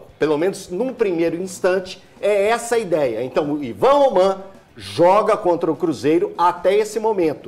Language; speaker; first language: Portuguese; native; Portuguese